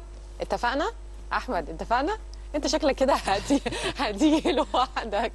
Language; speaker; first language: Arabic; native; Arabic